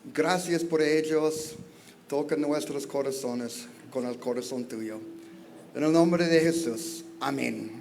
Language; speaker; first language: Spanish; non-native, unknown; English